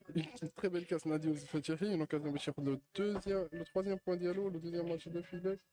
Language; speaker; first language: French; non-native, local second language; Arabic